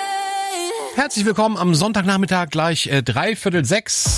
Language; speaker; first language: German; native; German